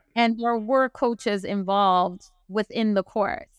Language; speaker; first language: English; native; English